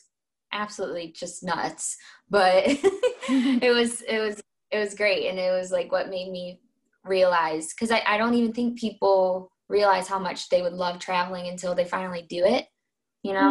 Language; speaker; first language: English; native; English